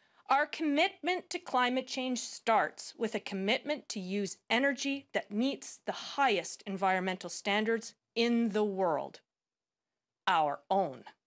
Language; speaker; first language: English; native; English